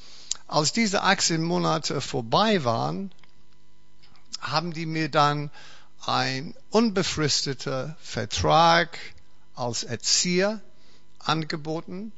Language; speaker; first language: German; non-native, fluent; English